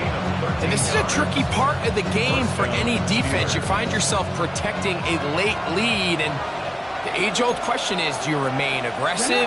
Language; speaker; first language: English; native; English